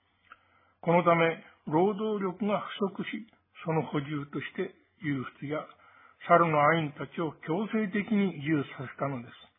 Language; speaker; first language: Japanese; native; Japanese